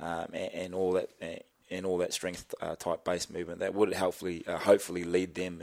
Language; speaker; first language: English; native; English